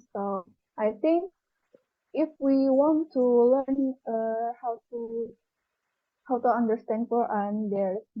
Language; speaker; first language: English; non-native, learner; Indonesian